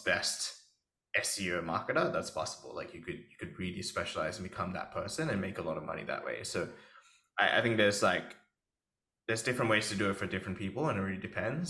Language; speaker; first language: English; native; English